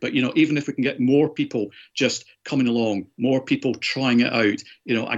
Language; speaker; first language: English; native; English